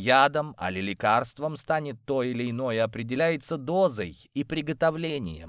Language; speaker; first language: Russian; native; Russian